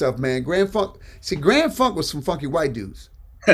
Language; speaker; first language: English; native; English